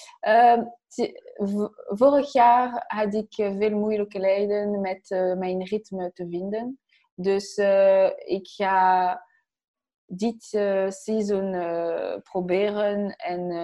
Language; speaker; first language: Dutch; non-native, learner; French